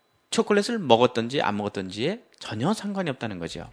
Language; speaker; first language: Korean; native; Korean